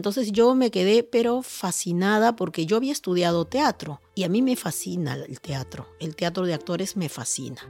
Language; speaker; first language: Spanish; native; Spanish